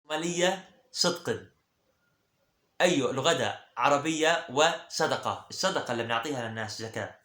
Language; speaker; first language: Arabic; early bilingual, other home language; Somali